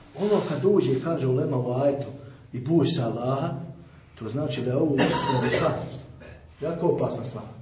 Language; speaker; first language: Bosnian; native; Bosnian